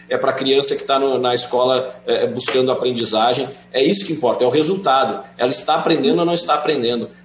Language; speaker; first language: Portuguese; native; Portuguese